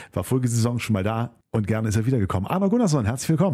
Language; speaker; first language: German; native; German